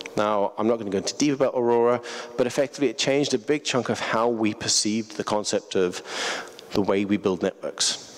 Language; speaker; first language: English; native; English